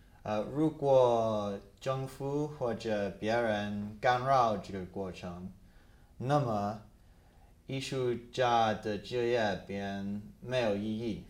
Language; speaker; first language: Chinese; non-native, fluent; English